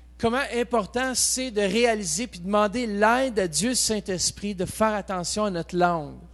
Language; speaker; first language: French; native; French